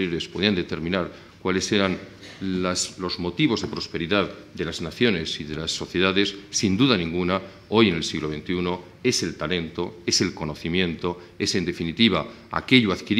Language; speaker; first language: Spanish; native; Spanish